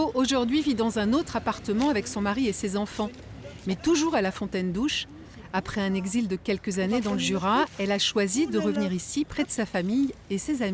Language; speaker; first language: French; native; French